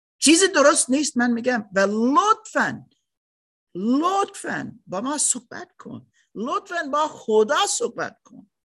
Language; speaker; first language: Persian; non-native, fluent; English